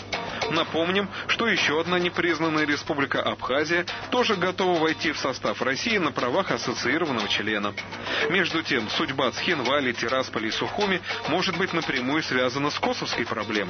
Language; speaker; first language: Russian; native; Russian